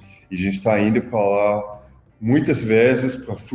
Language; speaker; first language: Portuguese; non-native, fluent; English